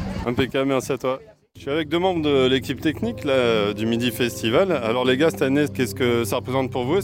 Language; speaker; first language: French; native; French